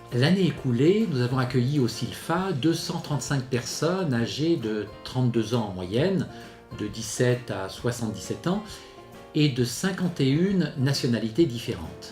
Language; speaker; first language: French; native; French